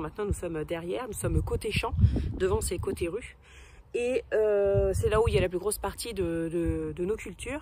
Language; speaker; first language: French; native; French